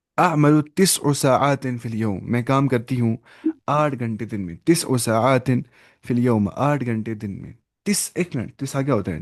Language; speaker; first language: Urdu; non-native, local second language; Kashmiri